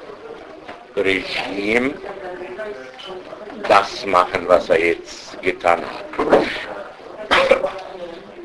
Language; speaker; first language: German; non-native, fluent; Arabic